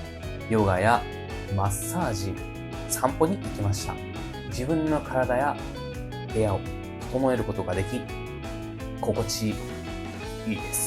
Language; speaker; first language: Japanese; native; Japanese